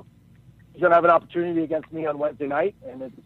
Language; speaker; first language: English; native; English